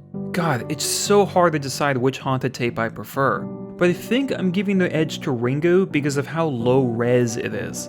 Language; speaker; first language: English; native; English